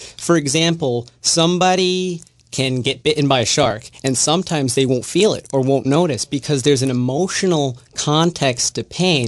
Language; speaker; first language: English; native; English